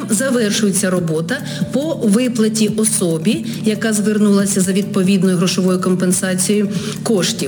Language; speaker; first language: Ukrainian; native; Ukrainian